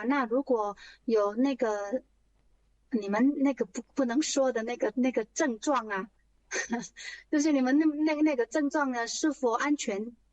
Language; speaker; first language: Chinese; early bilingual, heritage; Chinese